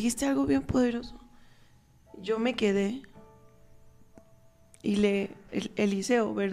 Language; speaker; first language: Spanish; native; Spanish